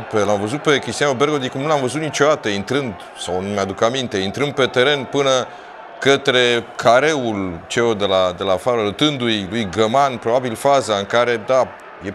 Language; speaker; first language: Romanian; native; Romanian